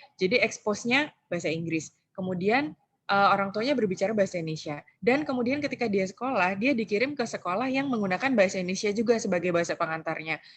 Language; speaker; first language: Indonesian; native; Indonesian